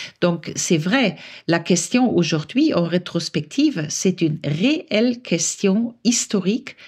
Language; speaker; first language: French; non-native, fluent; German